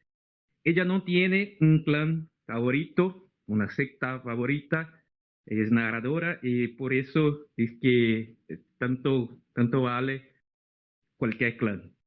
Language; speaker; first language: Spanish; non-native, fluent; Portuguese